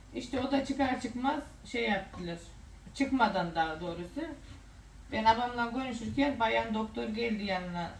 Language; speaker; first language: Turkish; native; Turkish